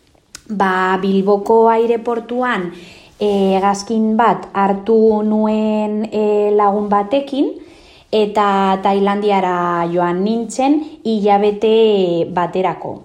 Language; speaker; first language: Basque; non-native, local second language; Spanish